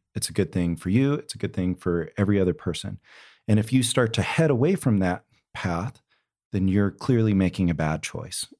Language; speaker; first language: English; native; English